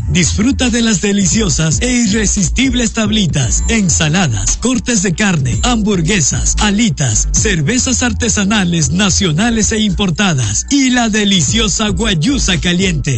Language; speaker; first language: Spanish; native; Spanish